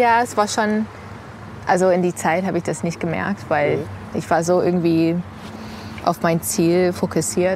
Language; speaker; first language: German; non-native, fluent; English